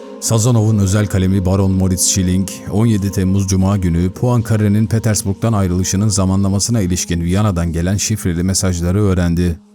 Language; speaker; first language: Turkish; native; Turkish